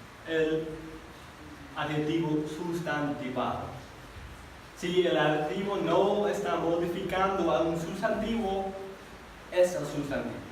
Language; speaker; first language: Spanish; non-native, fluent; English